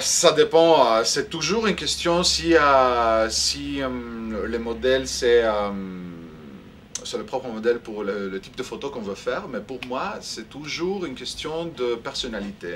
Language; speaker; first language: French; non-native, fluent; Greek